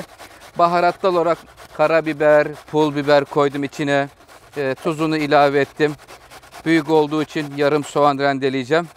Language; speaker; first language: Turkish; native; Turkish